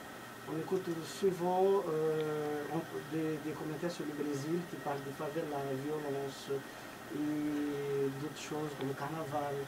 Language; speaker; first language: French; non-native, fluent; Portuguese